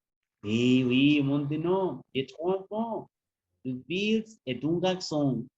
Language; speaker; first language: French; non-native, learner; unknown